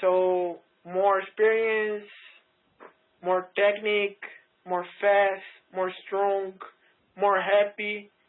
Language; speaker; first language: English; non-native, learner; Portuguese